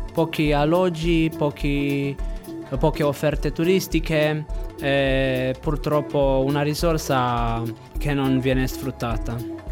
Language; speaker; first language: Italian; non-native, fluent; Romanian